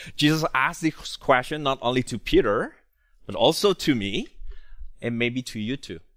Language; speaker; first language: English; non-native, fluent; Indonesian